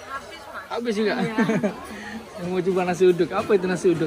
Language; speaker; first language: Indonesian; non-native, learner; Arabic